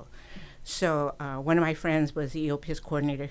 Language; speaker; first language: English; native; English